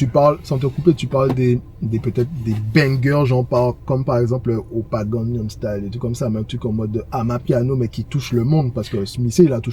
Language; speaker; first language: French; native; French